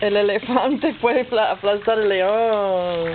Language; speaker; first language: Spanish; non-native, fluent; English